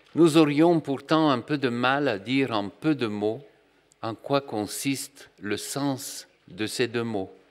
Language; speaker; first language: French; non-native, fluent; Bulgarian